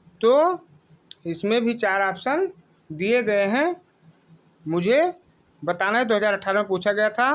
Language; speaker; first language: Hindi; native; Hindi